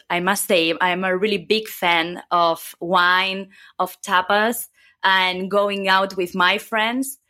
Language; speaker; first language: English; non-native, fluent; Catalan